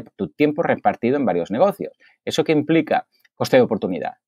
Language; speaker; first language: Spanish; native; Spanish